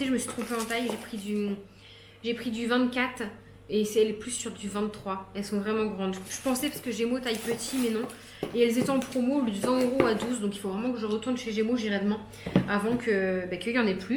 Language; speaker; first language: French; native; French